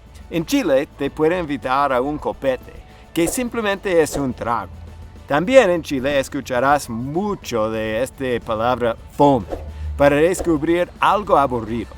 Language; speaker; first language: Spanish; non-native, fluent; English